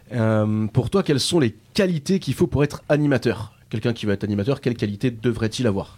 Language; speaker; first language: French; native; French